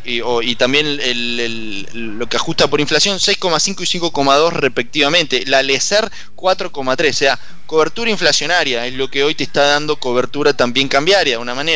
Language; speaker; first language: Spanish; native; Spanish